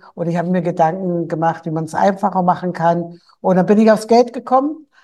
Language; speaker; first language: German; native; German